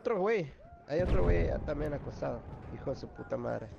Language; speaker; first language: Spanish; native; Spanish